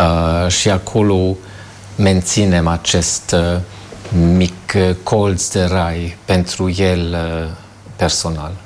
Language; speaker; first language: Romanian; non-native, fluent; German